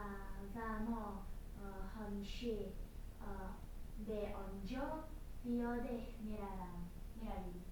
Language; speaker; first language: Persian; non-native, learner; Russian